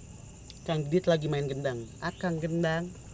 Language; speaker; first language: Indonesian; native; Indonesian